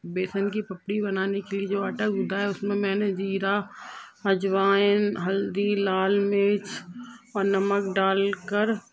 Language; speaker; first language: Hindi; native; Hindi